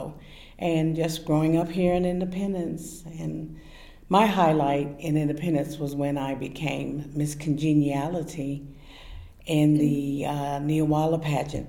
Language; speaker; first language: English; native; English